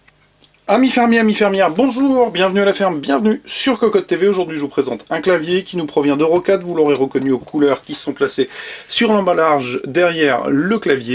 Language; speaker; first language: French; native; French